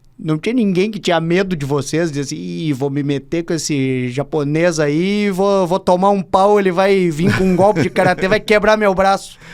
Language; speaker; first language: Portuguese; native; Portuguese